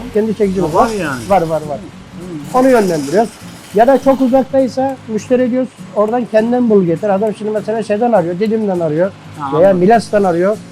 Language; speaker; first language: Turkish; native; Turkish